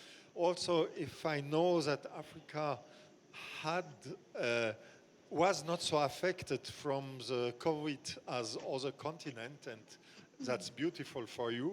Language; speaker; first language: English; non-native, fluent; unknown